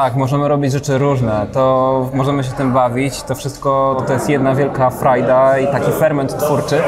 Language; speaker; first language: Polish; native; Polish